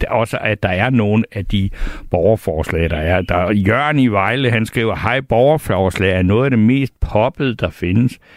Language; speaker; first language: Danish; native; Danish